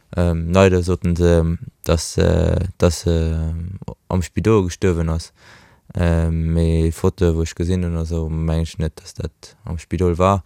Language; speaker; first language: Luxembourgish; early bilingual, other home language; Portuguese